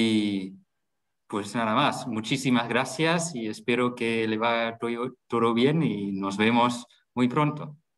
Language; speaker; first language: Spanish; non-native, fluent; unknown